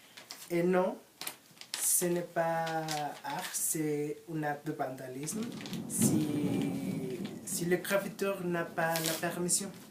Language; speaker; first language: French; non-native, learner; Spanish